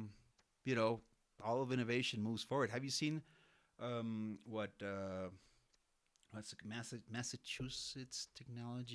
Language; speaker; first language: English; non-native, fluent; Spanish